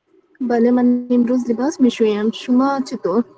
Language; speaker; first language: Persian; non-native, learner; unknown